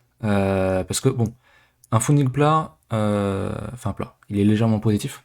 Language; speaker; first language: French; native; French